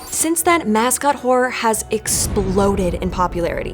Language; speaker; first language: English; native; English